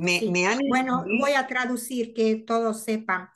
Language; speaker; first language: Spanish; non-native, learner; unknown